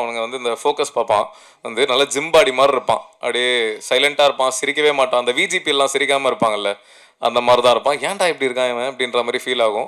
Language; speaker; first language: Tamil; native; Tamil